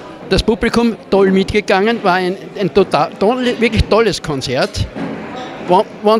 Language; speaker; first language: German; native; German